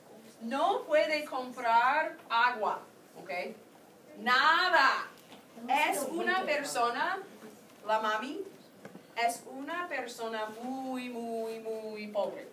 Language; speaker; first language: Spanish; non-native, fluent; English